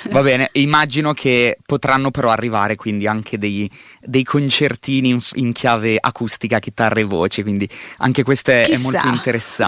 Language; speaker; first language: Italian; native; Italian